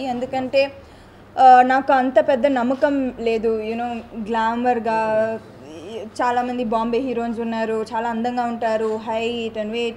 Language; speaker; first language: Telugu; non-native, local second language; Tamil